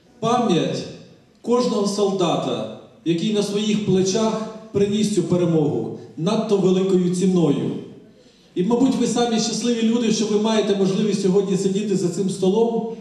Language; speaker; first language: Ukrainian; native; Ukrainian